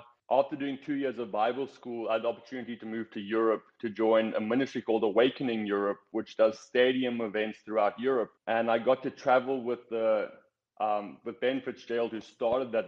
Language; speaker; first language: English; native; English